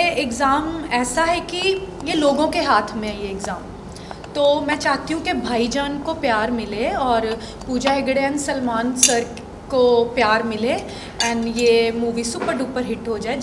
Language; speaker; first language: Hindi; non-native, local second language; Punjabi